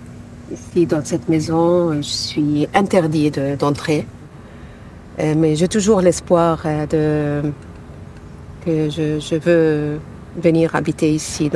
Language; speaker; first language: French; non-native, fluent; Arabic